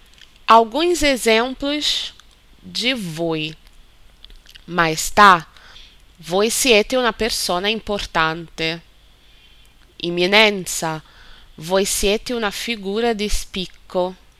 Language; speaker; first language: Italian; non-native, fluent; Portuguese